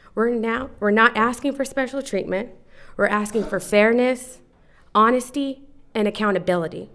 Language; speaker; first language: English; native; English